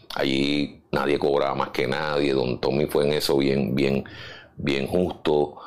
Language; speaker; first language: Spanish; native; Spanish